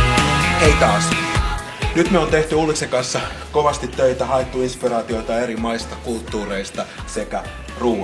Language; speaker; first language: Finnish; native; Finnish